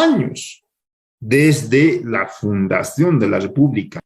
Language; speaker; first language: Spanish; non-native, local second language; Aymara